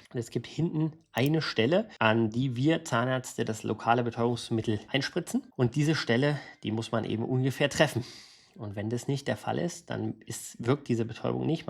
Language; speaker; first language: German; native; German